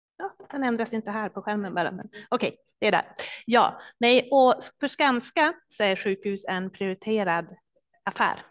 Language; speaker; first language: Swedish; native; Swedish